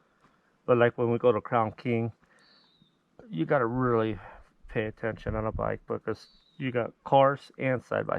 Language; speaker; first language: English; native; English